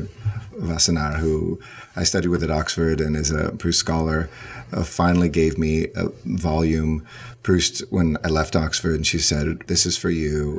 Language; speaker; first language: English; native; English